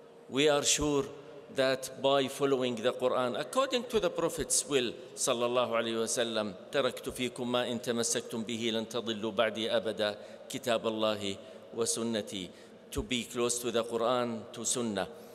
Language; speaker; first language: English; non-native, fluent; Arabic